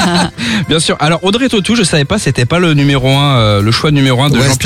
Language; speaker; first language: French; native; French